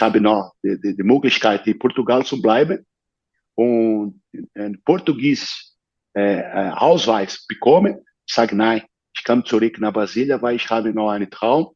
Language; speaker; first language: German; non-native, learner; Portuguese